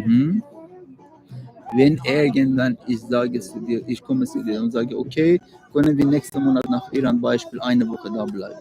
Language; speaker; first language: German; non-native, learner; Persian